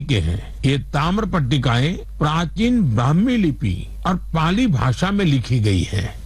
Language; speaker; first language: Hindi; non-native, local second language; Gujarati